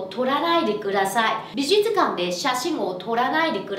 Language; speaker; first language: Japanese; non-native, learner; Vietnamese